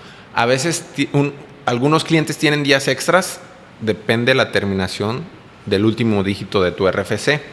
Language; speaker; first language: Spanish; native; Spanish